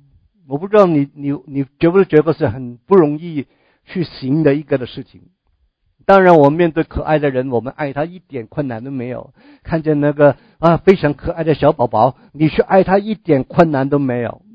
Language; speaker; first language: Chinese; native; Chinese